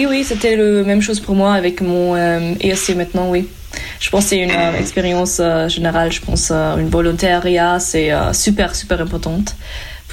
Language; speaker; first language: French; non-native, fluent; German